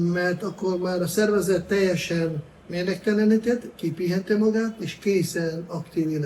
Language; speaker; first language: Hungarian; non-native, fluent; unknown